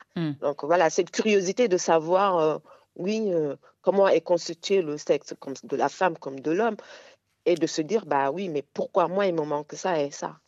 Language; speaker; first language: French; non-native, local second language; Wolof